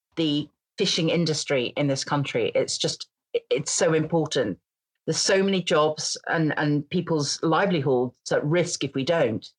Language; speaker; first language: English; native; English